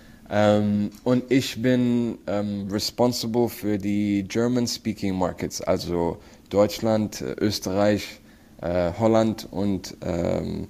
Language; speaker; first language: German; non-native, learner; Arabic